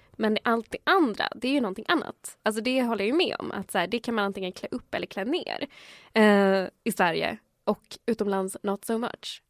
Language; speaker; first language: Swedish; early bilingual, other home language; Spanish